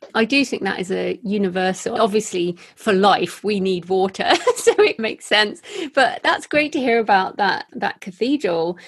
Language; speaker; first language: English; native; English